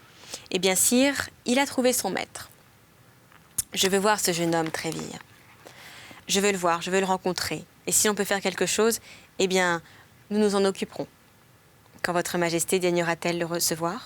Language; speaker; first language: French; native; French